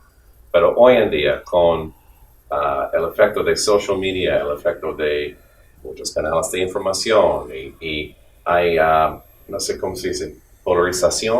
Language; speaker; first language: Spanish; non-native, fluent; English